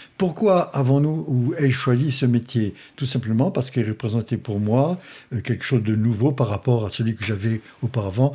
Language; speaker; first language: French; native; French